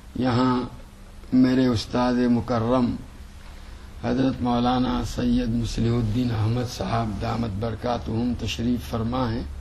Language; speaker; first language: Urdu; non-native, local second language; Gujarati